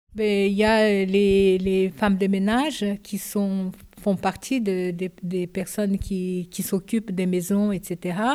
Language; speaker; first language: French; non-native, fluent; Japanese